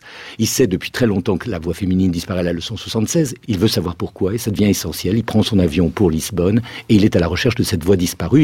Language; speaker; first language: French; native; French